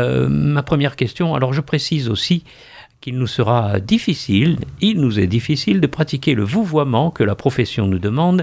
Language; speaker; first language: French; native; French